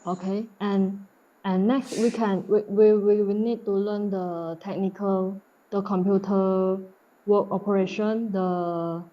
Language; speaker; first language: English; non-native, learner; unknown